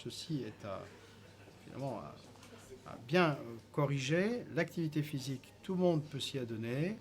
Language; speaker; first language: French; native; French